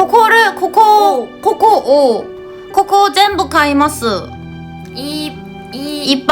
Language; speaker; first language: Japanese; non-native, learner; Korean